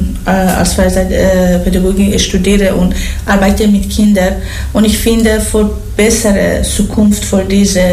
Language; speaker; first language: German; non-native, learner; Persian